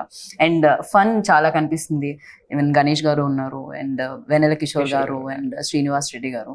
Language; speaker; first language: Telugu; native; Telugu